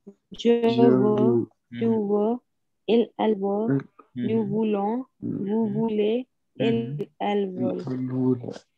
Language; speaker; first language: French; non-native, learner; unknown